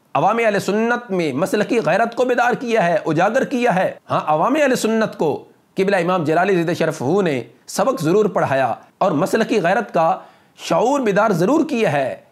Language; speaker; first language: Urdu; non-native, local second language; Punjabi